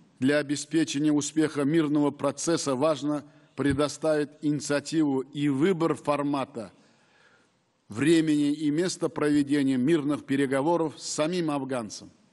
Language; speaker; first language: Russian; non-native, local second language; Uzbek